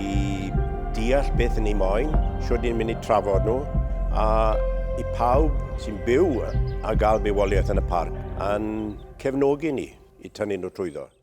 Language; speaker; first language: Welsh; native; Welsh